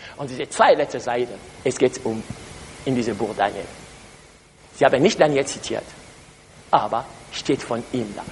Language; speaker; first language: German; non-native, learner; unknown